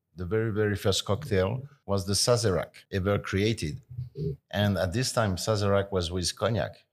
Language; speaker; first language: English; non-native, fluent; French